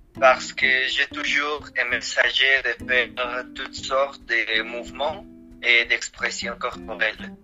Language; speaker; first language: French; non-native, learner; Spanish